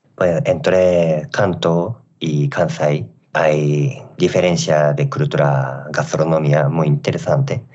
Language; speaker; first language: Spanish; non-native, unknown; Japanese